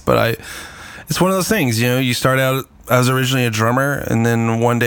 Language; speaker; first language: English; native; English